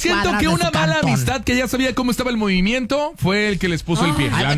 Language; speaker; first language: Spanish; native; Spanish